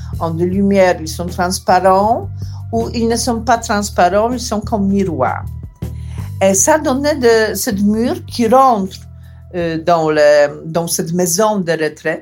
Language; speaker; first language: French; non-native, learner; Polish